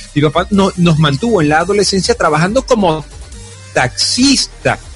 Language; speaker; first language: Spanish; native; Spanish